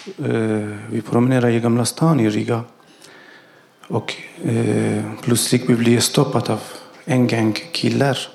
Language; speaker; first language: Swedish; non-native, learner; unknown